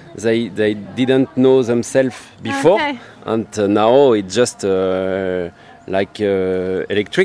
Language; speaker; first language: English; non-native, learner; French